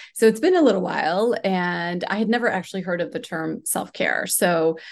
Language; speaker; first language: English; non-native, local second language; Hindi